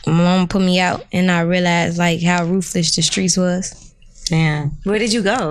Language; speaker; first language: English; native; English